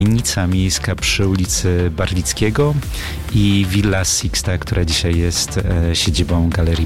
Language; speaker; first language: Polish; native; Polish